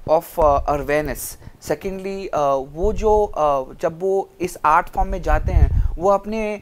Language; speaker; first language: Hindi; non-native, local second language; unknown